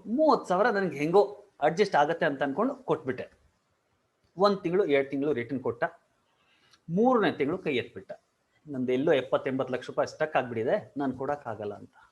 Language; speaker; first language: Kannada; non-native, local second language; Marwari